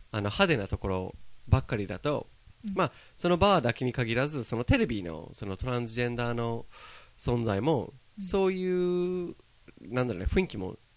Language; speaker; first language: Japanese; non-native, fluent; English